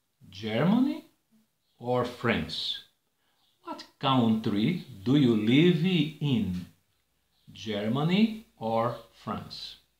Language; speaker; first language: English; non-native, fluent; Portuguese